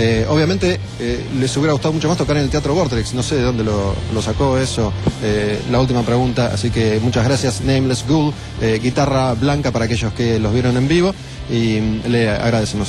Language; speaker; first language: Spanish; native; Spanish